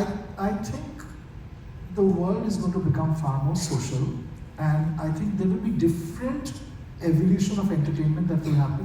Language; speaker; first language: English; non-native, local second language; Bangla